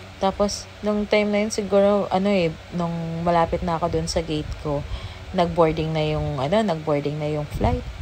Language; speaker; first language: Filipino; native; Filipino